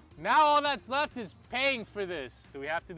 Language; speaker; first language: English; native; English